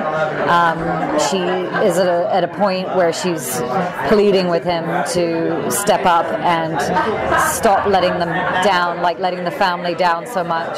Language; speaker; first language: English; native; English